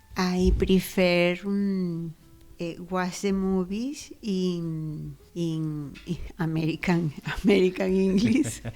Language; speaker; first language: English; non-native, learner; Spanish